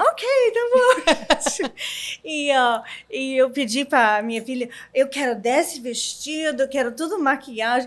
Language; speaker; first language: Portuguese; non-native, learner; English